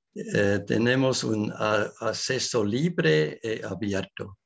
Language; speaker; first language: Spanish; non-native, learner; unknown